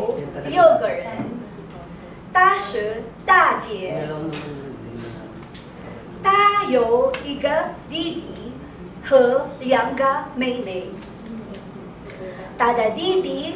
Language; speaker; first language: Chinese; non-native, learner; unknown